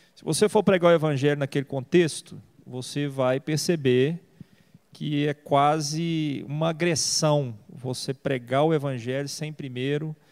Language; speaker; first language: Portuguese; native; Portuguese